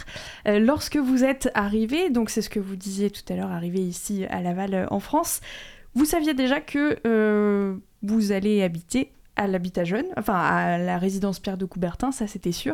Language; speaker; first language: French; native; French